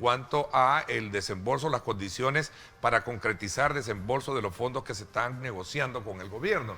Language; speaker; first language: Spanish; native; Spanish